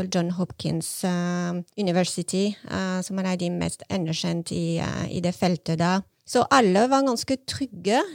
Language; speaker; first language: Norwegian; non-native, fluent; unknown